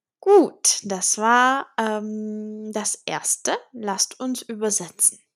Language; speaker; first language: German; non-native, fluent; Czech